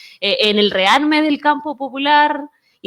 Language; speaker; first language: Spanish; native; Spanish